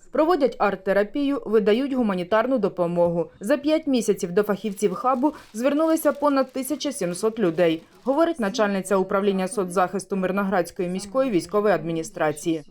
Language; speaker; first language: Ukrainian; native; Ukrainian